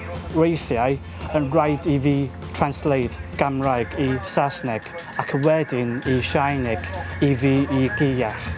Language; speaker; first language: Welsh; non-native, learner; Chinese